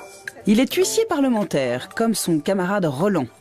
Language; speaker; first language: French; native; French